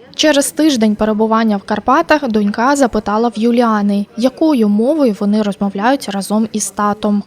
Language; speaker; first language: Ukrainian; native; Ukrainian